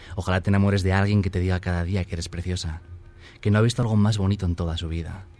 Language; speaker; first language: Spanish; native; Spanish